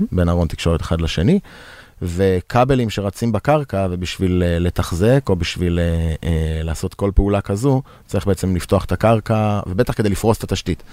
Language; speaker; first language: Hebrew; native; Hebrew